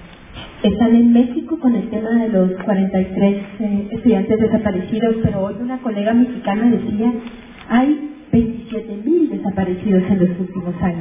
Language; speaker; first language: Spanish; native; Spanish